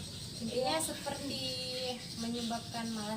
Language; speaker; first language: Indonesian; native; Indonesian